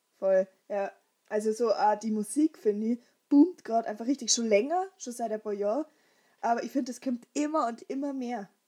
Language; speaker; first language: German; native; German